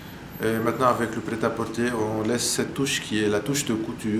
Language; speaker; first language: French; non-native, local second language; Arabic